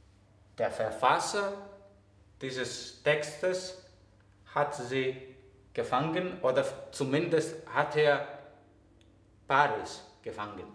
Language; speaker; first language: German; non-native, fluent; Greek